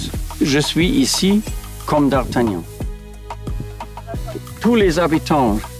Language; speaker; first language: French; non-native, learner; German